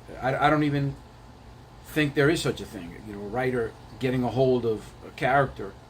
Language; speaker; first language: English; native; English